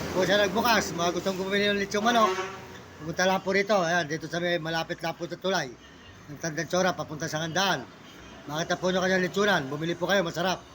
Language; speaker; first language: Filipino; native; Filipino